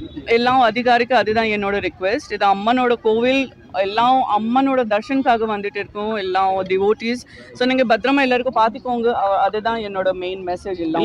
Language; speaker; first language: Tamil; non-native, learner; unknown